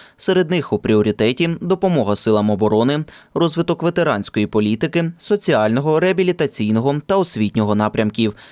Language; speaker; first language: Ukrainian; native; Ukrainian